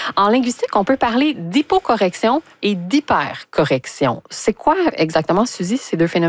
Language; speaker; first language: French; native; French